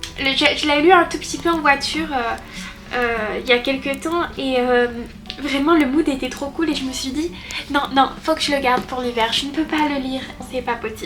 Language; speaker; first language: French; native; French